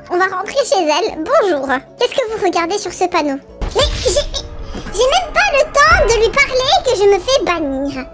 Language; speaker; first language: French; early bilingual, other home language; Polish